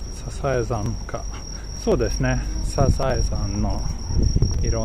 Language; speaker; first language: Japanese; non-native, learner; Swedish